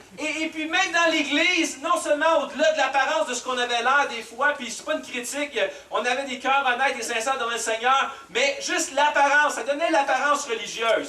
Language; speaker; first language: French; native; French